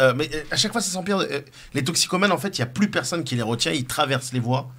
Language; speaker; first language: French; native; French